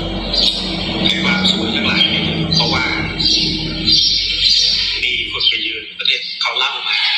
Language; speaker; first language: Thai; native; Thai